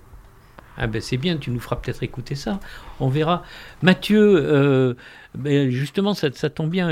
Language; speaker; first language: French; native; French